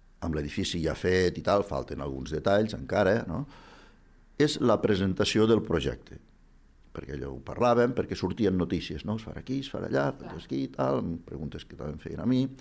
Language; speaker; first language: Catalan; native; Catalan